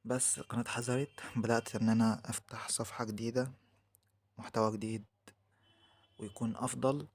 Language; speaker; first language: Arabic; native; Arabic